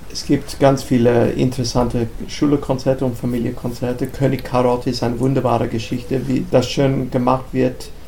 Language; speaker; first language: German; non-native, fluent; English